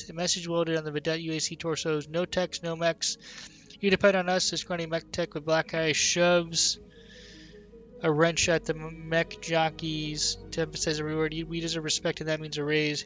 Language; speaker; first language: English; native; English